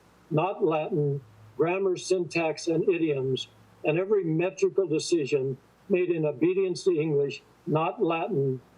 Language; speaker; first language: English; native; English